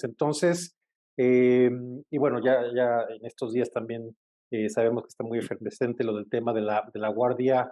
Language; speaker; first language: Spanish; native; Spanish